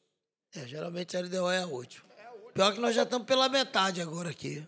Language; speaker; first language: Portuguese; native; Portuguese